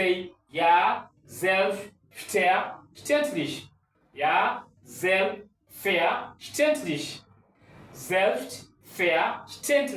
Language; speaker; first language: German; non-native, learner; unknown